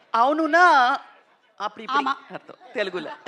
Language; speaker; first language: Telugu; non-native, local second language; Tamil